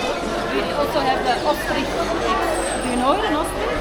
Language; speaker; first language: English; non-native, fluent; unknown